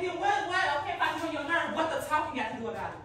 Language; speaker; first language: English; native; English